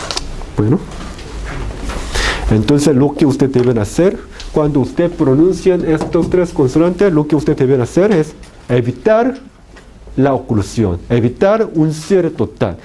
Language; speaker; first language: Spanish; non-native, fluent; Korean